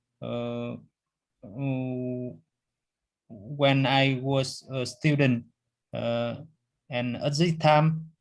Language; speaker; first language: English; non-native, learner; Vietnamese